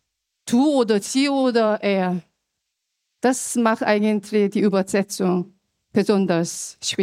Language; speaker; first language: German; non-native, fluent; Korean